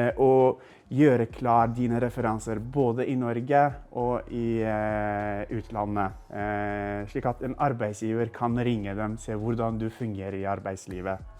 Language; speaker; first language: Norwegian; non-native, fluent; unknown